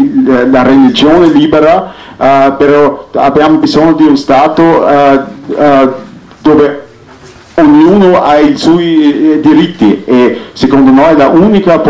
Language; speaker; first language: Italian; non-native, fluent; Arabic